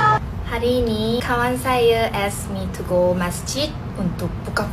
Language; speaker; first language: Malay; non-native, learner; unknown